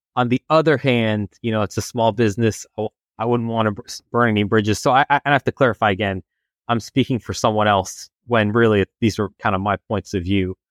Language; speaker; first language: English; non-native, fluent; French